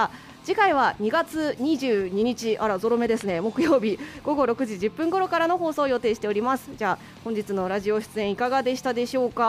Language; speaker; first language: Japanese; native; Japanese